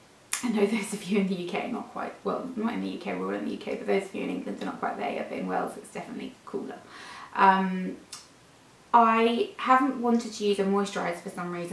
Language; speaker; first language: English; native; English